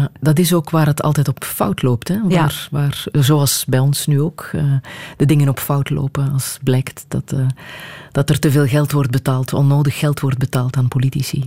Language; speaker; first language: Dutch; native; Dutch